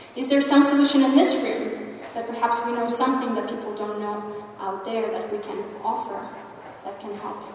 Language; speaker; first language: English; non-native, fluent; Russian